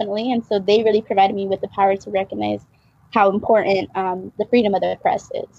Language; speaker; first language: English; native; English